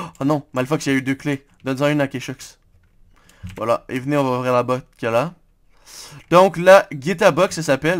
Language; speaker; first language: French; native; French